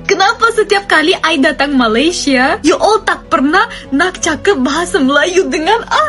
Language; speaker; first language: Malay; non-native, learner; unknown